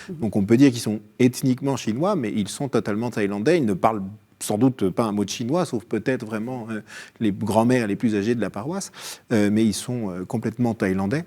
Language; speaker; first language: French; native; French